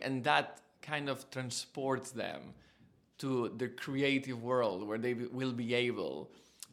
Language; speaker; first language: English; non-native, fluent; Spanish